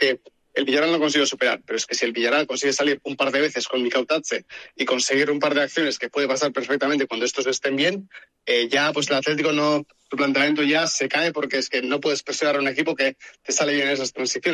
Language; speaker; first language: Spanish; native; Spanish